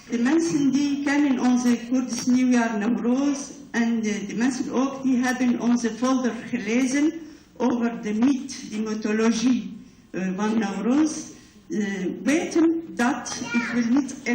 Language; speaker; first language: Dutch; non-native, fluent; Kurdish